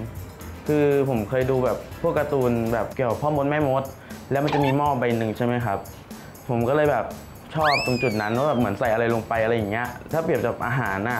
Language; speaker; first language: Thai; native; Thai